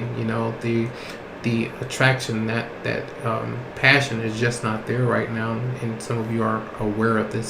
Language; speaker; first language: English; native; English